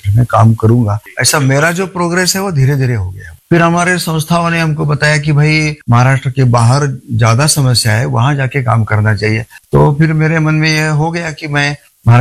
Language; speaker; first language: Hindi; non-native, local second language; Marathi